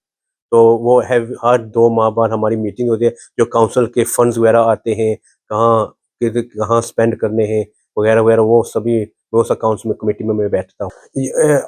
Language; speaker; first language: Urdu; early bilingual, heritage; Urdu